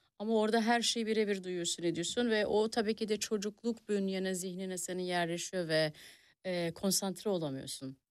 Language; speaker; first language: Turkish; early bilingual, heritage; Turkish